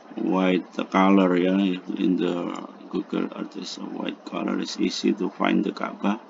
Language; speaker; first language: English; non-native, learner; Indonesian